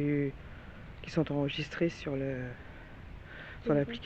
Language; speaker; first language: French; native; French